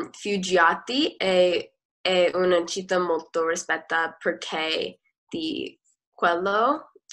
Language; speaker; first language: Italian; non-native, learner; English